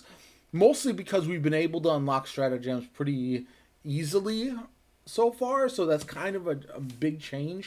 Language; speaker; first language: English; native; English